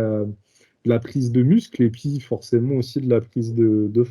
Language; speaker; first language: French; native; French